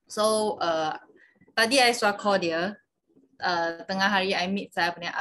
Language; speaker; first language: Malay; non-native, local second language; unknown